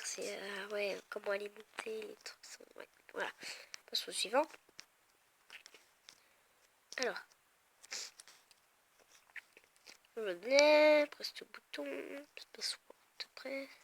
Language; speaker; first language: French; native; French